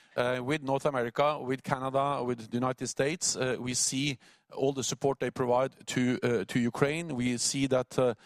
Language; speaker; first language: English; non-native, fluent; Norwegian